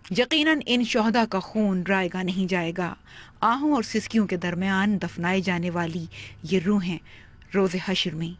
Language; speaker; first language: Urdu; native; Urdu